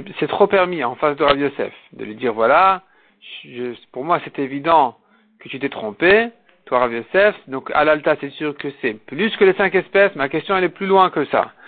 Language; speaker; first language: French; native; French